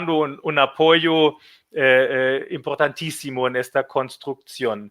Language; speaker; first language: Spanish; non-native, fluent; German